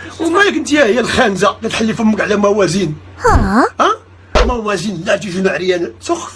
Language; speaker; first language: Arabic; native; Arabic